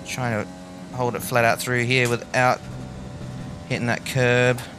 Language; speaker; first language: English; native; English